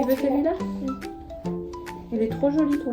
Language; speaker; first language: French; native; French